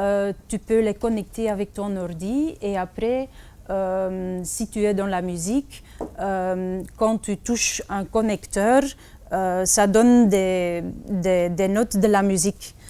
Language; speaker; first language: French; non-native, fluent; Dutch